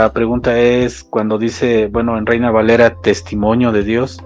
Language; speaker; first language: Spanish; non-native, local second language; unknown